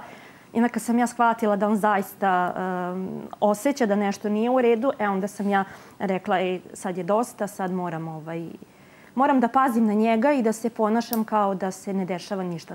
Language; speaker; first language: Serbian; native; Serbian